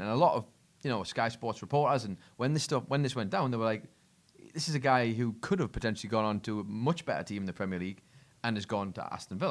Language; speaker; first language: English; native; English